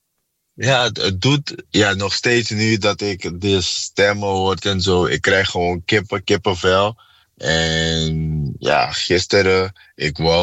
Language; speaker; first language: Dutch; non-native, fluent; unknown